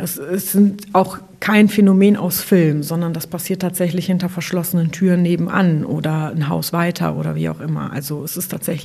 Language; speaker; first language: German; native; German